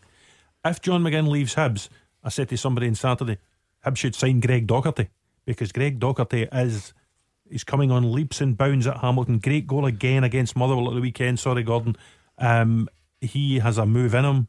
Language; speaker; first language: English; native; English